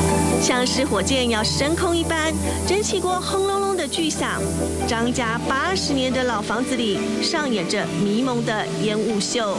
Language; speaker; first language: Chinese; native; Chinese